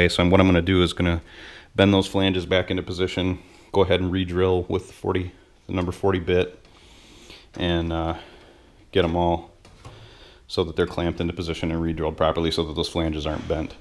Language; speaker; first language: English; native; English